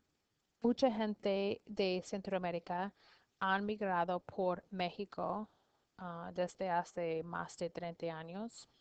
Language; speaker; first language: Spanish; non-native, learner; English